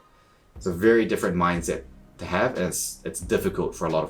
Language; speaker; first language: English; native; English